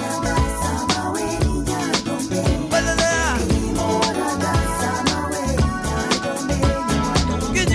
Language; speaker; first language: English; non-native, local second language; Luo (Kenya and Tanzania)